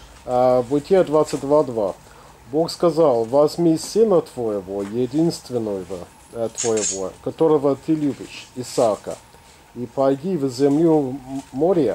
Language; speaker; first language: Russian; non-native, fluent; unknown